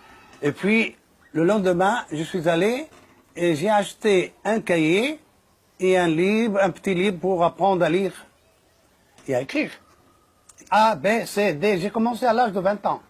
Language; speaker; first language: French; non-native, fluent; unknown